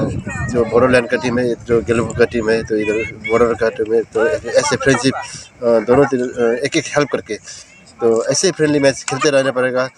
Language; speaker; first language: Hindi; non-native, fluent; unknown